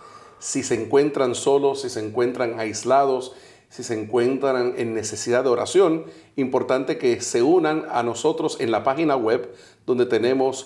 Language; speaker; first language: Spanish; native; Spanish